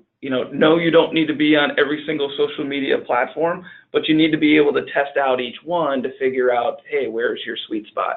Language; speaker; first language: English; native; English